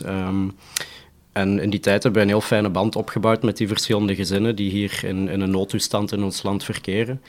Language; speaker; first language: Dutch; native; Dutch